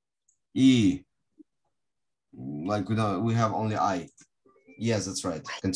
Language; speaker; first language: English; non-native, fluent; Russian